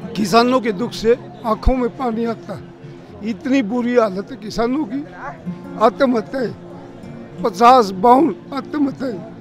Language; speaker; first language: Hindi; native; Hindi